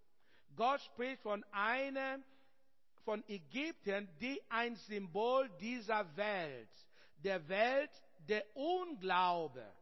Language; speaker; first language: German; non-native, learner; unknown